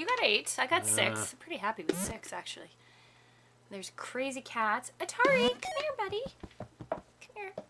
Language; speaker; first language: English; native; English